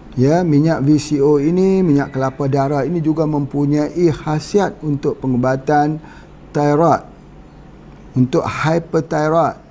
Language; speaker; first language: Malay; native; Malay